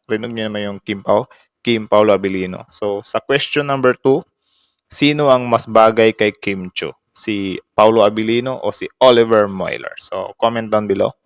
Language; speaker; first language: Filipino; native; Filipino